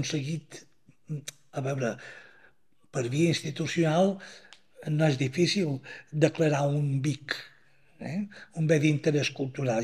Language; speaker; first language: Catalan; native; Catalan